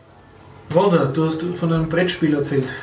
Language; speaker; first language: German; native; German